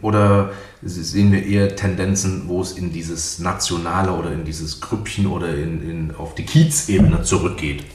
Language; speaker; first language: German; native; German